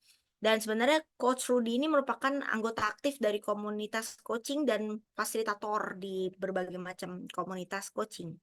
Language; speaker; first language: Indonesian; native; Indonesian